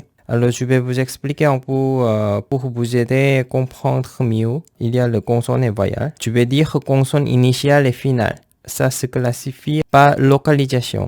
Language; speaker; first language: French; non-native, fluent; Korean